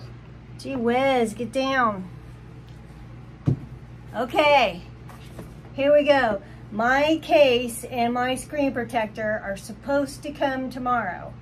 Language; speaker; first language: English; native; English